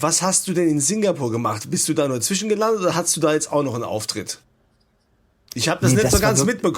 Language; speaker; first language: German; native; German